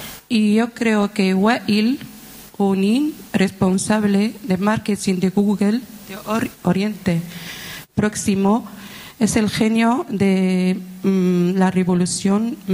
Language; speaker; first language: Spanish; non-native, fluent; Arabic